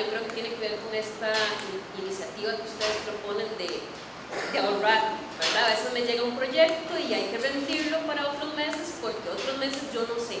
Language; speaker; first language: Spanish; native; Spanish